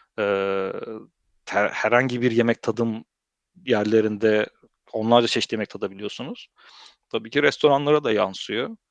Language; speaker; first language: Turkish; early bilingual, heritage; Turkish